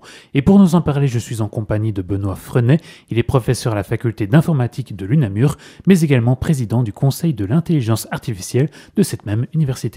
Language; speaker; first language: French; native; French